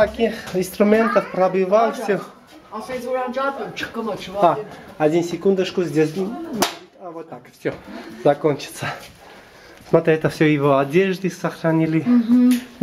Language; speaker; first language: Russian; non-native, local second language; Armenian